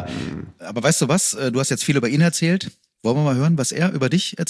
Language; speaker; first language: German; native; German